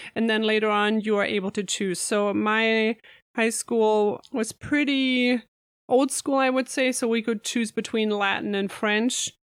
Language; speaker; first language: English; non-native, fluent; German